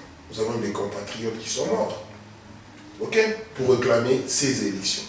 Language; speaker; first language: French; non-native, local second language; Lingala